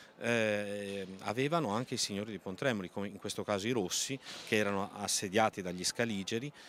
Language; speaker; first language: Italian; native; Italian